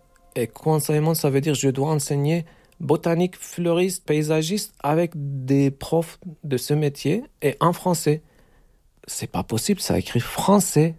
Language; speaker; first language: French; non-native, fluent; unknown